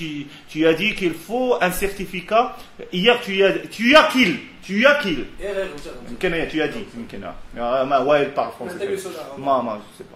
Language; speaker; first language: French; non-native, local second language; Arabic